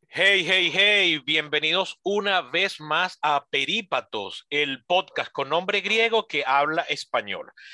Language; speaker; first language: Spanish; native; Spanish